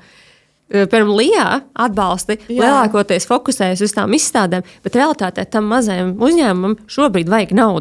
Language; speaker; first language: Latvian; native; Latvian